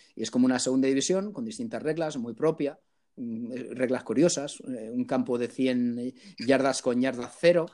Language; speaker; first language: Spanish; early bilingual, heritage; Spanish